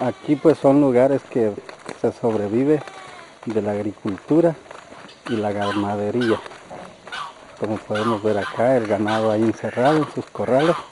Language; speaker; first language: Spanish; native; Spanish